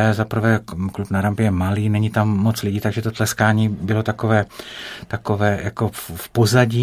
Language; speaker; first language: Czech; native; Czech